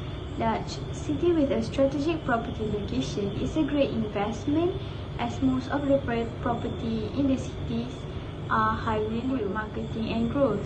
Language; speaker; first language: English; non-native, fluent; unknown